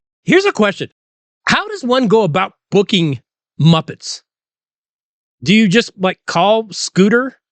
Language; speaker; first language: English; native; English